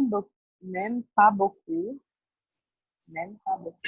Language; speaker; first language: French; non-native, learner; Portuguese